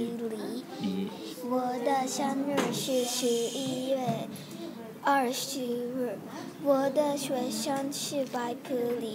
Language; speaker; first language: Chinese; non-native, learner; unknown